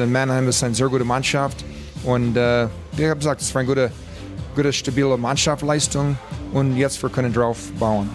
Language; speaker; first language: German; non-native, fluent; English